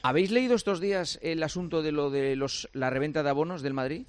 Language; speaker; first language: Spanish; native; Spanish